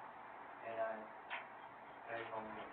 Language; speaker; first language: English; non-native, learner; Chinese